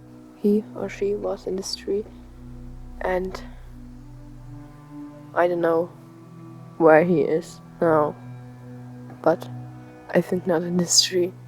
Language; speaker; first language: English; non-native, learner; German